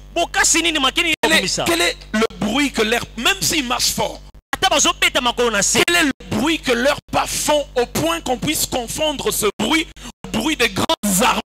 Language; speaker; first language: French; non-native, local second language; Lingala